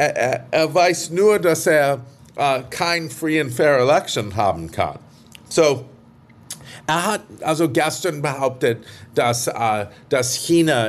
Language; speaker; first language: German; non-native, fluent; English